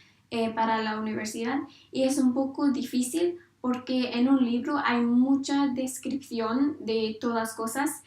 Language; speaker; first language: Spanish; non-native, learner; English